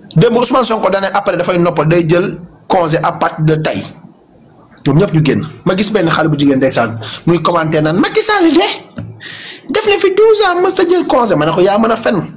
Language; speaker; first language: Wolof; non-native, local second language; Fula